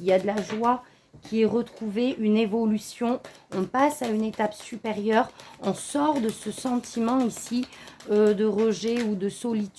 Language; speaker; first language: French; native; French